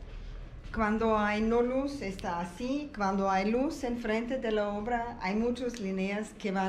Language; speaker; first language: Spanish; non-native, learner; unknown